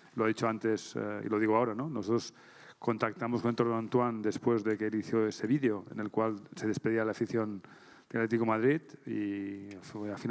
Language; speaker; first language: Spanish; non-native, local second language; Catalan